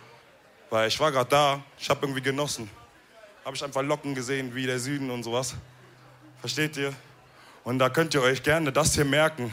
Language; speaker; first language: German; early bilingual, other home language; Wolof